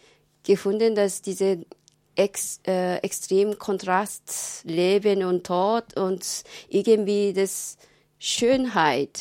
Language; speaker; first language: German; non-native, learner; Japanese